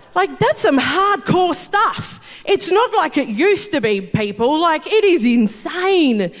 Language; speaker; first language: English; native; English